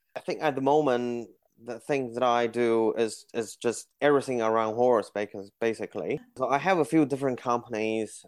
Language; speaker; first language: English; non-native, fluent; Chinese